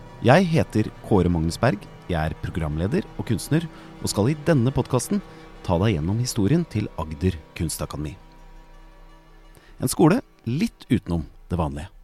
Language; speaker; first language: Norwegian; native; Norwegian